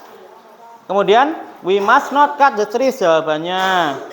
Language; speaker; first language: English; non-native, fluent; Indonesian